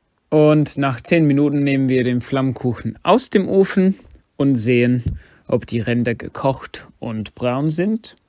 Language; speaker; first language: German; non-native, fluent; English